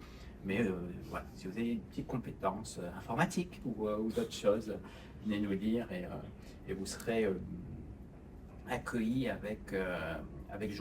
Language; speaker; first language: French; native; French